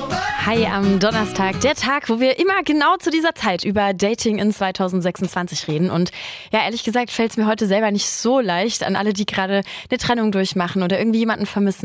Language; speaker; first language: German; native; German